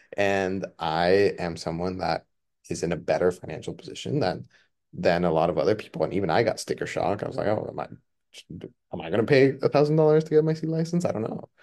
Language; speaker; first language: English; non-native, fluent; Spanish